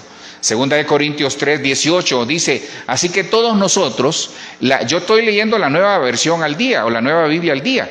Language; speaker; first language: Spanish; native; Spanish